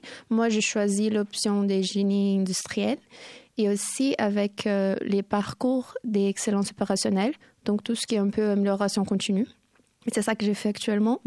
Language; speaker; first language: French; non-native, fluent; Portuguese